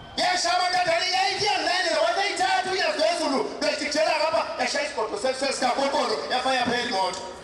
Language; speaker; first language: Zulu; native; Zulu